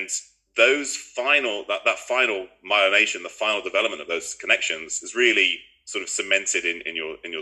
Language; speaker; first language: English; native; English